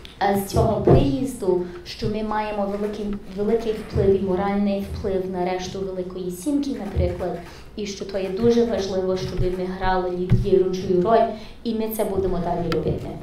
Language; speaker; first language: Ukrainian; early bilingual, heritage; English